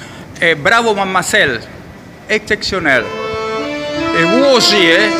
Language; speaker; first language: French; non-native, learner; Spanish